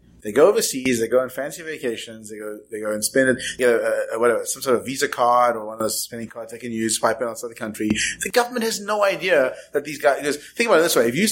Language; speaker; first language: English; native; English